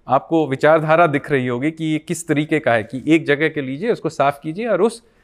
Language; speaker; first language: Hindi; non-native, local second language; Bangla